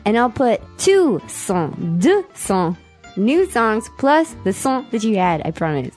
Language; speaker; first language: English; native; English